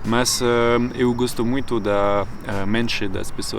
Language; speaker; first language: Portuguese; non-native, fluent; French